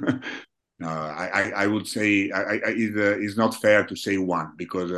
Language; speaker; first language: English; non-native, fluent; Italian